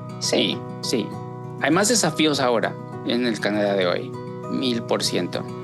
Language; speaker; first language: Spanish; early bilingual, heritage; Spanish